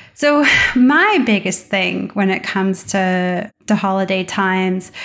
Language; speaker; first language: English; native; English